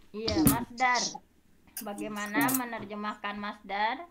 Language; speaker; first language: Indonesian; native; Indonesian